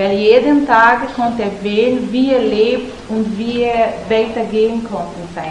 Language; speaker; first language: German; non-native, learner; Portuguese